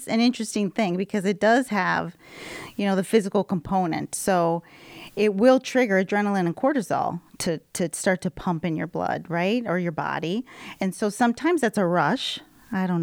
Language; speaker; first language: English; native; English